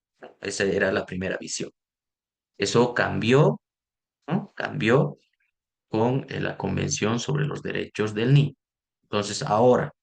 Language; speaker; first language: Spanish; native; Spanish